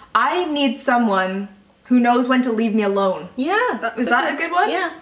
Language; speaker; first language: English; native; English